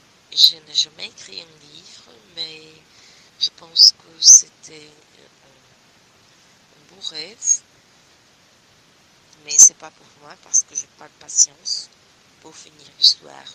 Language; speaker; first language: French; non-native, learner; Portuguese